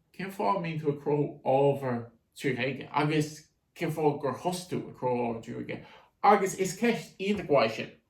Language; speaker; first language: Irish; native; Irish